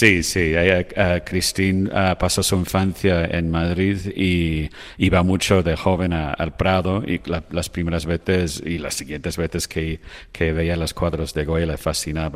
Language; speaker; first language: Spanish; non-native, fluent; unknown